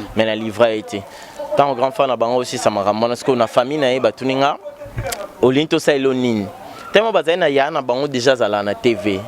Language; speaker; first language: Lingala; native; Lingala